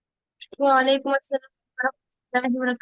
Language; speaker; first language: Arabic; non-native, learner; Urdu